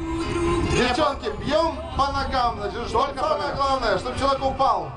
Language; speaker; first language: Russian; native; Russian